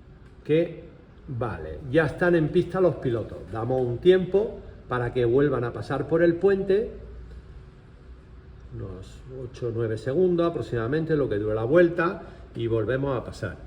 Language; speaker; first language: Spanish; native; Spanish